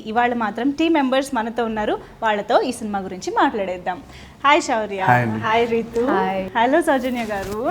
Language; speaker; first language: Telugu; native; Telugu